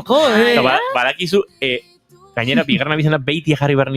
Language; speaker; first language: Basque; native; Basque